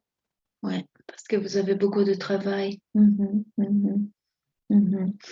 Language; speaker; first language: French; non-native, fluent; Spanish